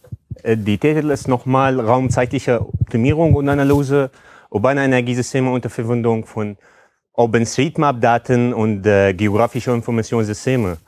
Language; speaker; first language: German; non-native, fluent; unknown